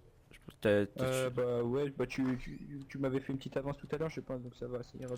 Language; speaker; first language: French; native; French